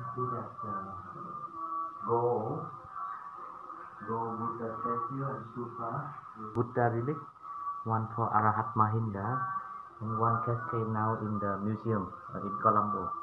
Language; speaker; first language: English; non-native, learner; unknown